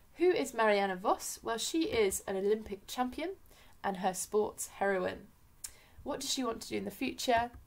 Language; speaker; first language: English; native; English